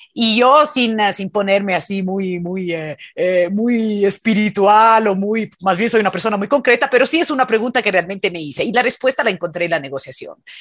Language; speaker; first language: Spanish; non-native, fluent; Italian